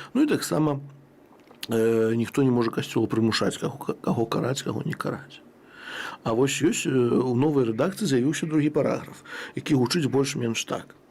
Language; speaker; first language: Belarusian; native; Belarusian